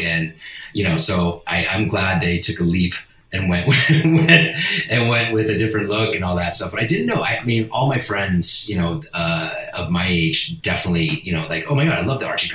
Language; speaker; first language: English; non-native, fluent; Italian